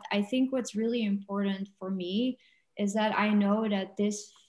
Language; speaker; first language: English; non-native, fluent; Dutch